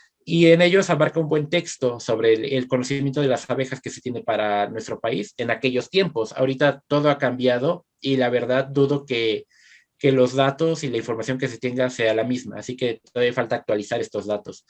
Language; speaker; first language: Spanish; native; Spanish